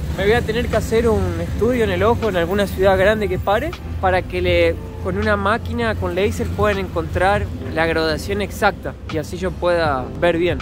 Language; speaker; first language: Spanish; native; Spanish